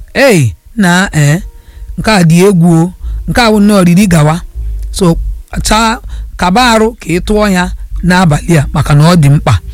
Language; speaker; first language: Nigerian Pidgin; non-native, local second language; Yoruba